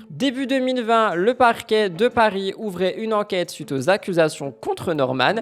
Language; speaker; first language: French; native; French